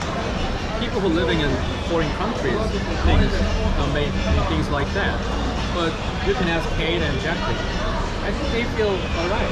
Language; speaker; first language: English; non-native, fluent; Korean